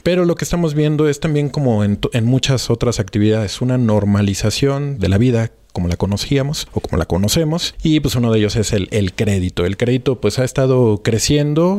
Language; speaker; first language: Spanish; native; Spanish